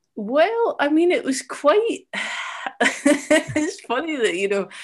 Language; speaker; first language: English; native; English